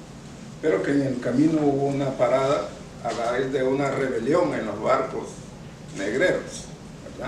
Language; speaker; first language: Spanish; non-native, local second language; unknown